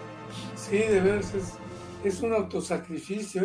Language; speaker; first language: Spanish; native; Spanish